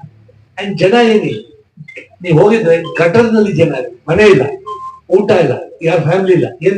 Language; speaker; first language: Kannada; non-native, local second language; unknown